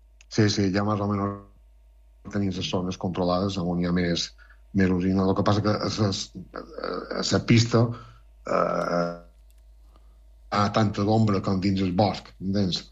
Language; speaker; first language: Catalan; native; Catalan